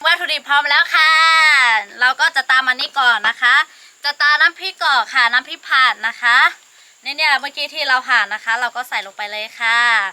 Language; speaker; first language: Thai; non-native, local second language; Lahu